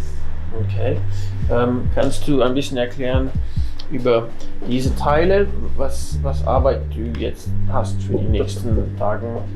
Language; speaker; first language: German; non-native, fluent; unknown